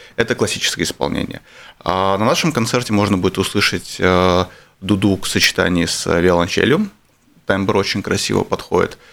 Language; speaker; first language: Russian; non-native, local second language; Armenian